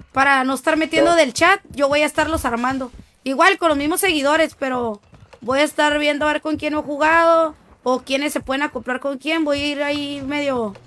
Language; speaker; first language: Spanish; native; Spanish